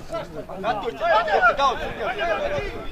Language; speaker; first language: Serbian; native; Serbian